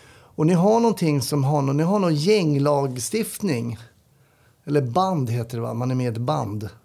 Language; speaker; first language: Swedish; native; Swedish